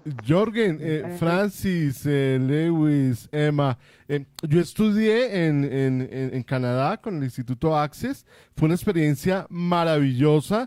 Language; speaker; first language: Spanish; native; Spanish